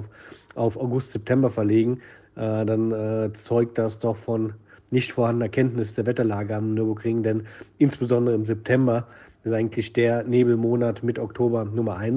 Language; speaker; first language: German; native; German